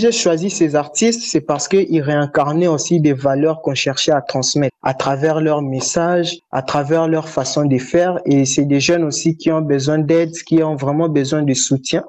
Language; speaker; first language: French; non-native, local second language; Lingala